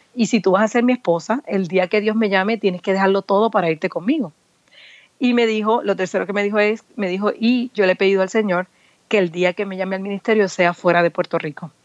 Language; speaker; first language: Spanish; native; Spanish